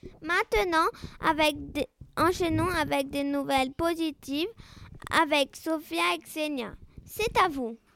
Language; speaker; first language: French; non-native, learner; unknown